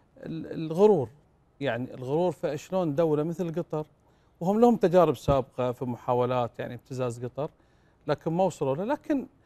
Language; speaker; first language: Arabic; native; Arabic